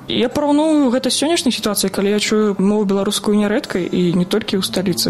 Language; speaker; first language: Belarusian; native; Belarusian